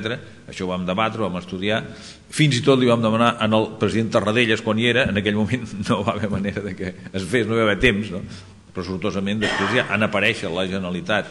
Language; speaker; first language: Catalan; native; Catalan